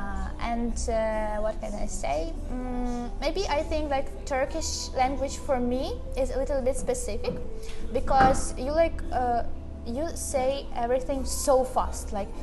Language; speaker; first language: English; non-native, learner; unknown